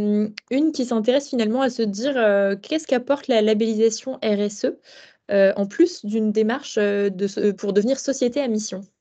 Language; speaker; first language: French; native; French